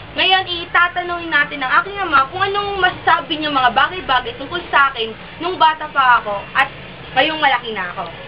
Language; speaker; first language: Filipino; non-native, local second language; Cebuano